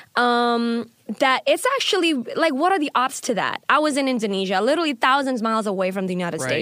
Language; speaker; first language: English; non-native, fluent; Indonesian